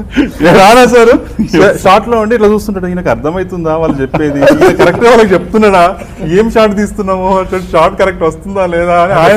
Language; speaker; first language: Telugu; native; Telugu